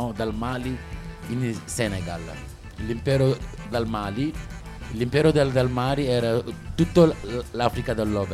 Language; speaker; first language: Italian; non-native, local second language; Wolof